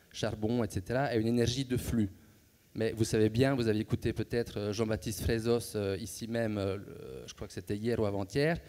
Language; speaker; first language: French; native; French